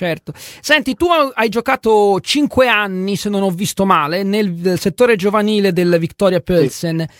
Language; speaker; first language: Italian; native; Italian